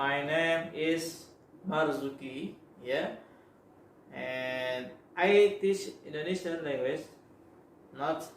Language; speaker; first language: English; non-native, learner; Indonesian